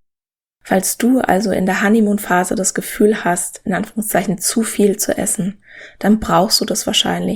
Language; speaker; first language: German; native; German